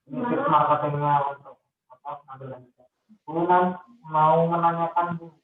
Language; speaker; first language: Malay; non-native, local second language; Javanese